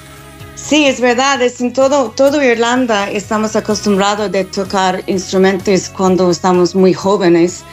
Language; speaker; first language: Spanish; non-native, fluent; English